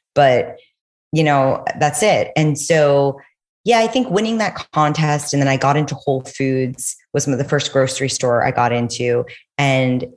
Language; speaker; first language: English; native; English